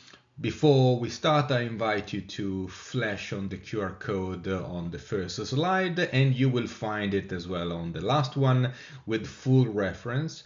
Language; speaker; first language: English; non-native, fluent; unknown